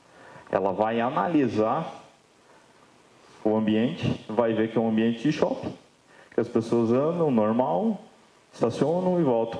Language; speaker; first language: Portuguese; native; Portuguese